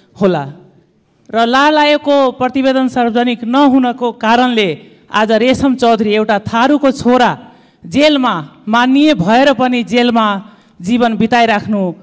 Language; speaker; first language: Nepali; non-native, local second language; Dangaura Tharu